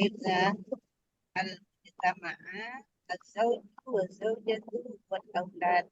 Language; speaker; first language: Arabic; non-native, learner; Indonesian